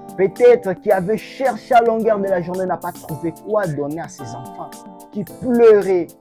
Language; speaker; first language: French; non-native, local second language; Swahili